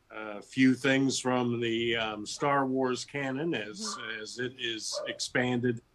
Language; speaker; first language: English; native; English